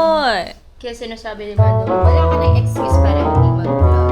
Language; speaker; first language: Filipino; native; Filipino